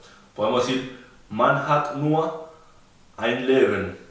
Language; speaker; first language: German; non-native, fluent; Spanish